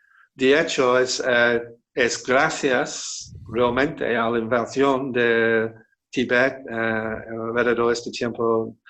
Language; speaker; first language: Spanish; non-native, fluent; English